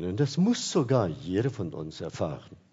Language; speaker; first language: German; non-native, fluent; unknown